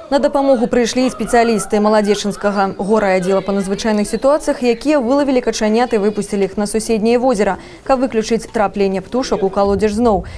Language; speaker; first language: Belarusian; native; Belarusian